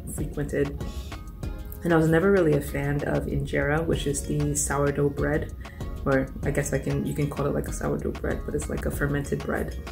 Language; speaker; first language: English; native; English